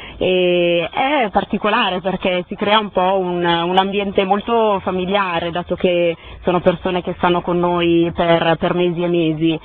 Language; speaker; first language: Italian; native; Italian